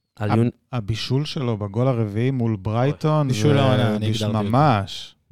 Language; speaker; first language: Hebrew; early bilingual, other home language; Spanish